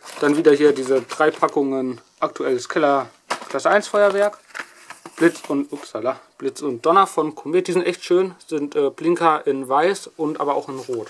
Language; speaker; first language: German; native; German